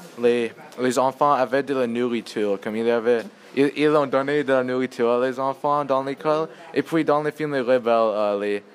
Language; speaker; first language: French; non-native, learner; English